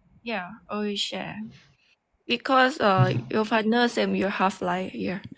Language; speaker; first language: English; non-native, learner; Thai